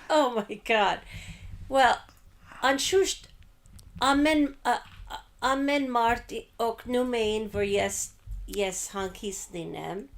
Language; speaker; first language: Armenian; early bilingual, heritage; Armenian